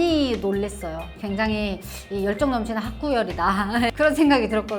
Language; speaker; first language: Korean; non-native, fluent; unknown